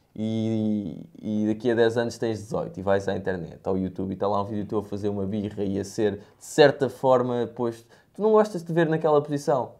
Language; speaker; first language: Portuguese; native; Portuguese